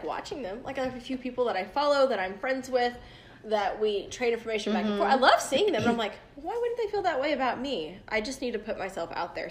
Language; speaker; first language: English; native; English